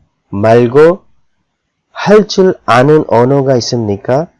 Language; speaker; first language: Korean; non-native, fluent; Urdu